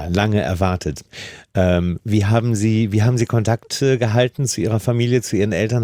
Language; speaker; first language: German; native; German